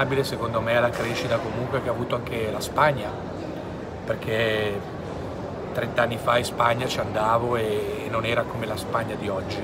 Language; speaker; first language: Italian; native; Italian